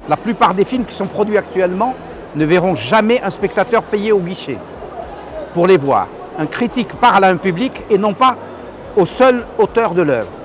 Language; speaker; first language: French; non-native, local second language; Arabic